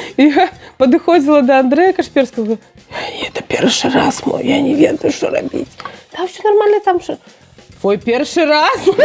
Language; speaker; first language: Belarusian; non-native, local second language; Russian